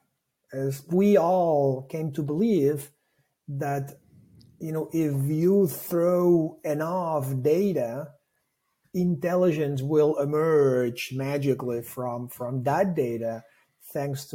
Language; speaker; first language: English; non-native, fluent; Catalan